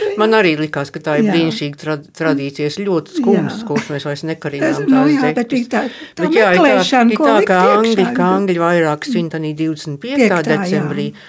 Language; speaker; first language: Latvian; early bilingual, heritage; Latvian